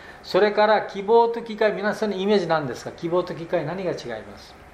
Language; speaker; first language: Japanese; non-native, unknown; Bangla